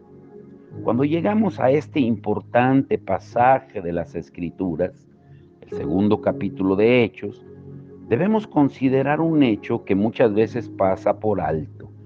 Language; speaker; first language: Spanish; native; Spanish